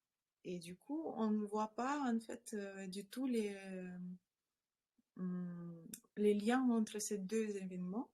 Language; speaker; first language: French; non-native, learner; Russian